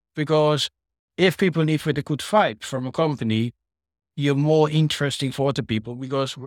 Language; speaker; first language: English; non-native, fluent; Dutch